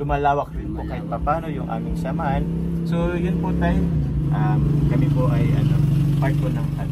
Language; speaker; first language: Filipino; native; Filipino